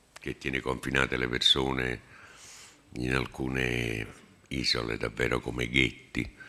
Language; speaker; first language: Italian; native; Italian